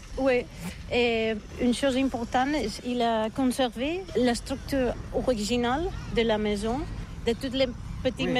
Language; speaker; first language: French; non-native, learner; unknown